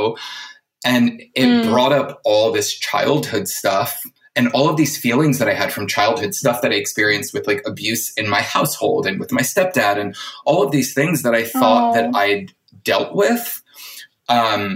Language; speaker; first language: English; native; English